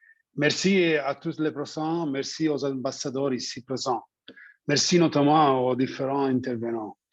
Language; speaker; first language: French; non-native, fluent; Italian